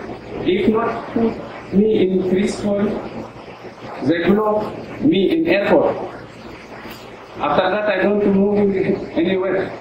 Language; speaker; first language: English; non-native, learner; Oromo